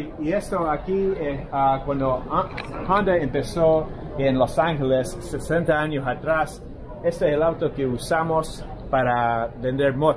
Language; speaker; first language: Spanish; non-native, fluent; English